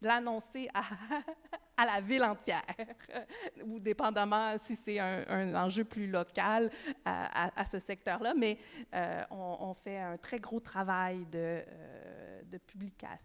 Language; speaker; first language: French; native; French